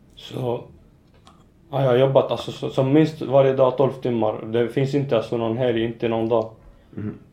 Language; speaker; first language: Swedish; non-native, fluent; Arabic